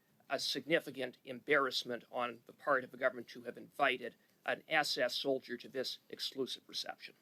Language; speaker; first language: English; native; English